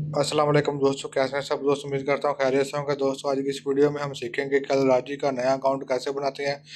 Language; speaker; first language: Urdu; non-native, local second language; Punjabi